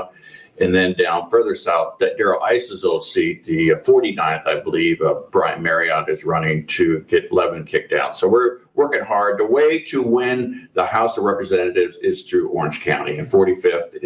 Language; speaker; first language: English; native; English